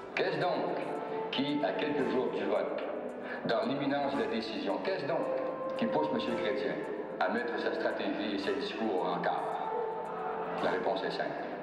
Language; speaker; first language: French; native; French